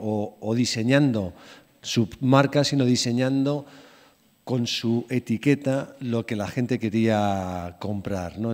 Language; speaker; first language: Spanish; native; Spanish